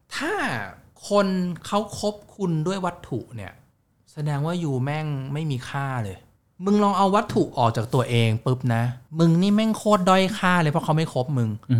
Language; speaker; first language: Thai; native; Thai